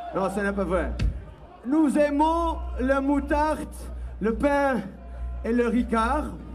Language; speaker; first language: French; non-native, learner; German